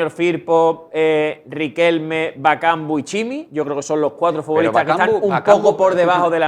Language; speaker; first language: Spanish; native; Spanish